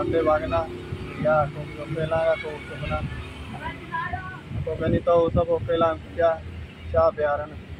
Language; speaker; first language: Filipino; non-native, learner; Punjabi